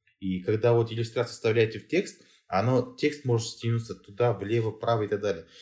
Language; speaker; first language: Russian; non-native, local second language; Kazakh